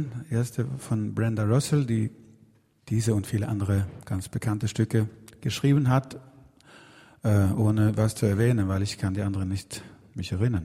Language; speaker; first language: German; non-native, learner; Swedish